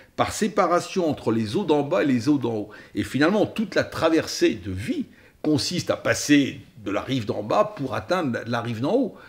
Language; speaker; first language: French; native; French